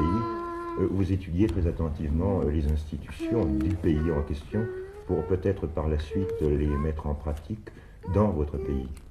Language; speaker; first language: French; native; French